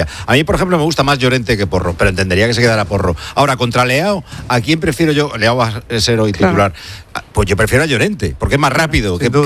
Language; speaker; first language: Spanish; native; Spanish